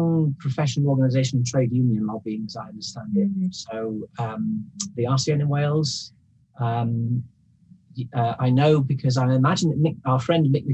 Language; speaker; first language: English; native; English